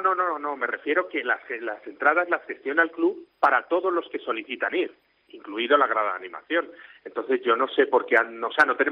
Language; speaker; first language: Spanish; native; Spanish